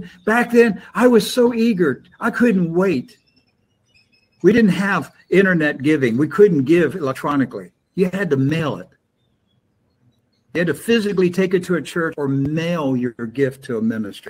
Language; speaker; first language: English; native; English